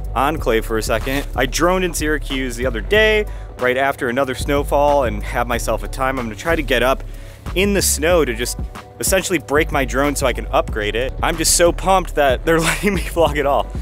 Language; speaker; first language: English; native; English